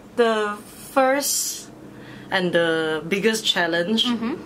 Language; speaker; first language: English; non-native, local second language; Chinese